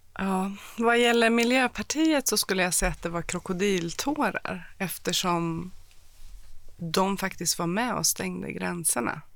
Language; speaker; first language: Swedish; early bilingual, other home language; Persian